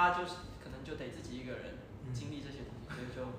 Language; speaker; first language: Chinese; native; Chinese